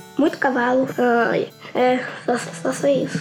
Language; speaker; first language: Portuguese; early bilingual, heritage; English